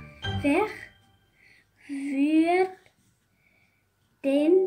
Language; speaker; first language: German; early bilingual, other home language; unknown